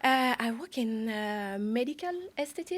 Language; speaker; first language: English; non-native, learner; French